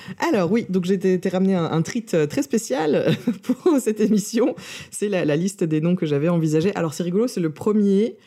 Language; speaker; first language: French; early bilingual, other home language; Russian